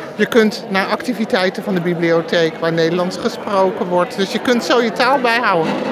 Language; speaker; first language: Dutch; native; Dutch